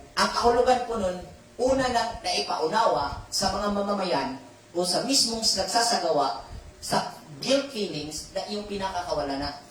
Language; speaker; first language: Filipino; non-native, local second language; Cebuano